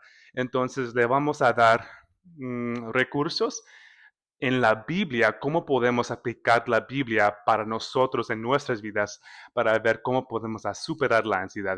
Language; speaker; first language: Spanish; early bilingual, heritage; Spanish